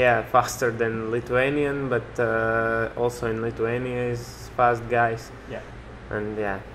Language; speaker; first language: English; non-native, learner; Latvian